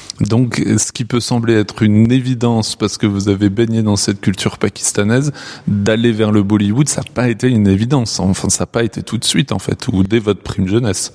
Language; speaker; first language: French; native; French